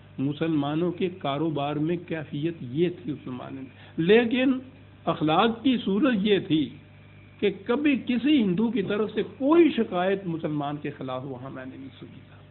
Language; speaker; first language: Urdu; non-native, local second language; Punjabi